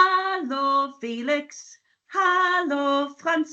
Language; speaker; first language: German; non-native, fluent; English